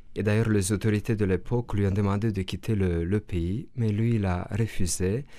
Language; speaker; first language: French; non-native, fluent; Romanian